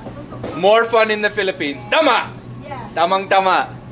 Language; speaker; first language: Filipino; non-native, fluent; English